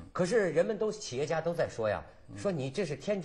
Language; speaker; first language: Chinese; native; Chinese